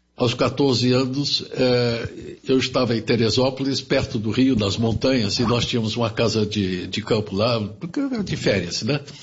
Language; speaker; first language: Portuguese; early bilingual, other home language; German